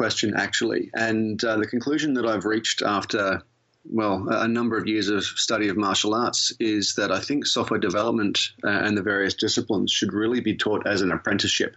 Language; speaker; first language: English; native; English